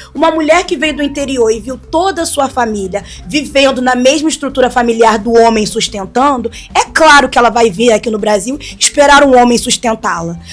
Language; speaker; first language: Portuguese; non-native, fluent; Wolof